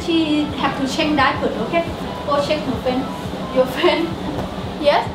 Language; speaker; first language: English; non-native, learner; Thai